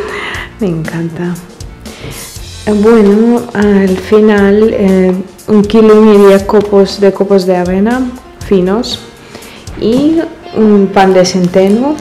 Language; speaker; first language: Spanish; non-native, fluent; Russian